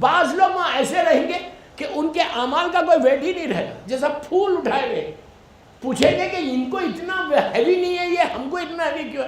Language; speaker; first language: Urdu; native; Urdu